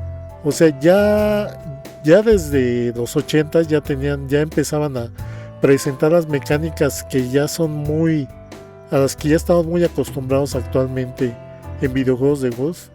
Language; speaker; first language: Spanish; native; Spanish